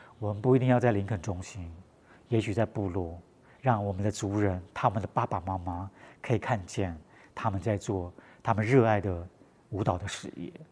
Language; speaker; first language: Chinese; non-native, local second language; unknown